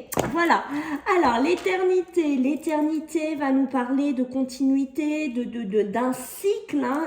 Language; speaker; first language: French; native; French